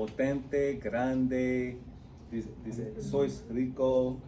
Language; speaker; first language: Spanish; non-native, fluent; English